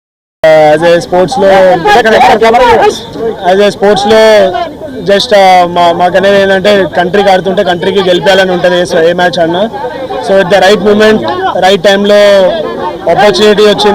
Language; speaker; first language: Telugu; native; Telugu